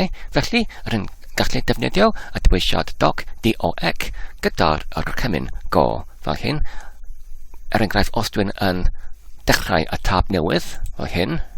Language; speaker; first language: Welsh; non-native, learner; English